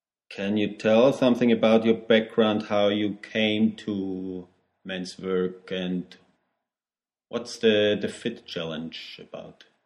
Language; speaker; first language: English; non-native, learner; German